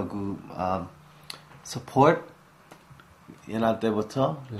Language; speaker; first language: Korean; early bilingual, heritage; English